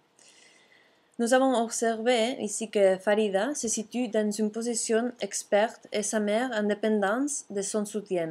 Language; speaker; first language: French; non-native, fluent; Catalan